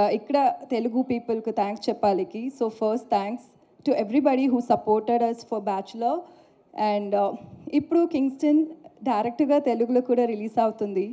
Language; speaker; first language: Telugu; non-native, learner; Tamil